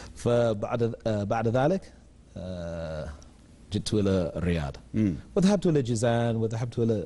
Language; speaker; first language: Arabic; non-native, learner; English